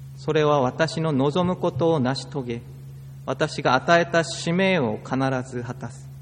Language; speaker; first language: Japanese; non-native, fluent; Korean